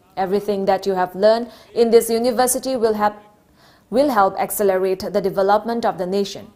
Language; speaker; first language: English; non-native, local second language; Manipuri